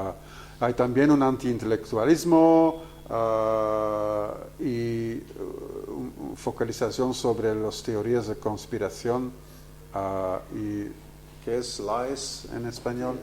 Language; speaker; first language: Spanish; non-native, fluent; Dutch